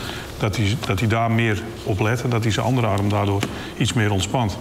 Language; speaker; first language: Dutch; native; Dutch